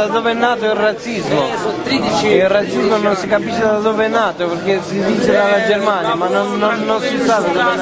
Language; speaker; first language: Italian; non-native, fluent; Albanian